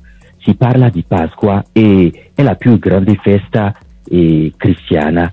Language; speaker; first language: Italian; non-native, local second language; French